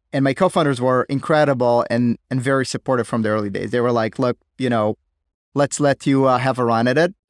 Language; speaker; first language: English; non-native, fluent; Hebrew